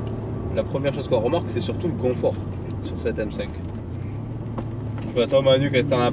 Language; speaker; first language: French; native; French